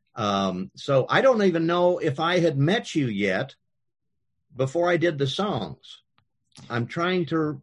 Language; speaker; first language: English; native; English